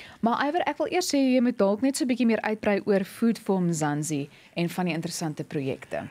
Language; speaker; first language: Afrikaans; native; Afrikaans